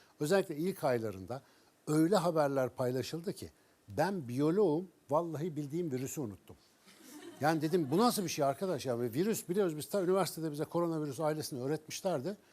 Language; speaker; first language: Turkish; native; Turkish